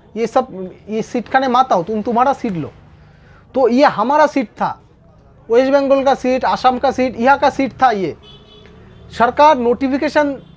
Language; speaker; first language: Hindi; non-native, local second language; Bangla